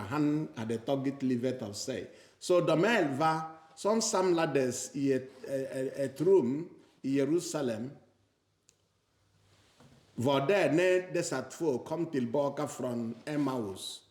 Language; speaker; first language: Swedish; non-native, fluent; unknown